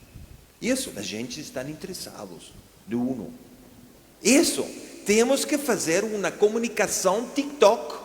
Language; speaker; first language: Portuguese; non-native, fluent; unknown